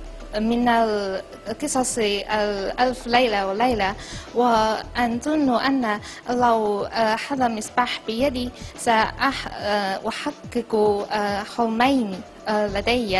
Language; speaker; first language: Arabic; non-native, learner; Chinese